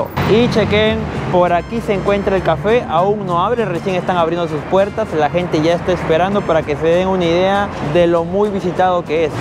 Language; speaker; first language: Spanish; native; Spanish